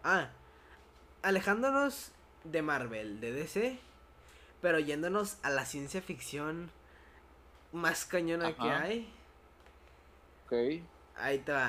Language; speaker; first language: Spanish; native; Spanish